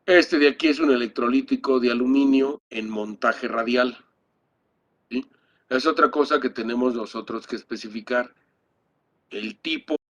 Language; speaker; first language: Spanish; native; Spanish